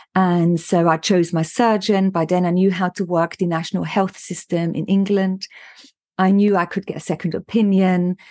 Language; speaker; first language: English; non-native, fluent; German